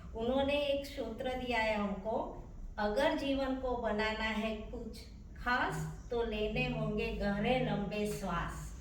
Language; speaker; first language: Hindi; non-native, local second language; Gujarati